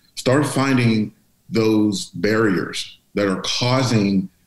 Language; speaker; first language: English; native; English